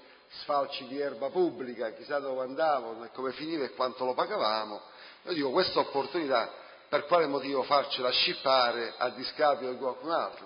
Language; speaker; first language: Italian; native; Italian